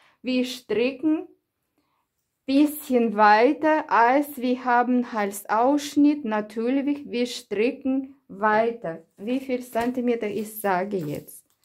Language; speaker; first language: German; non-native, learner; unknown